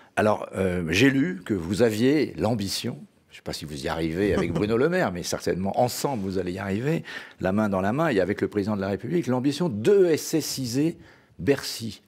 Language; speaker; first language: French; native; French